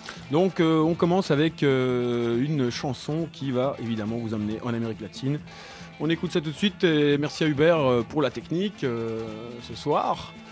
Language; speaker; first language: French; native; French